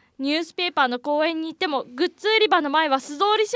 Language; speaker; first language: Japanese; native; Japanese